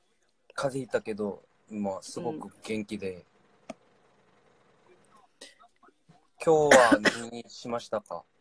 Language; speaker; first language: Japanese; non-native, learner; Korean